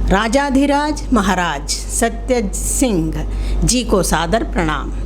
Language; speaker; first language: Hindi; non-native, local second language; Telugu